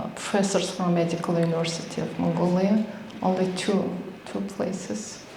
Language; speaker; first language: English; non-native, fluent; Mongolian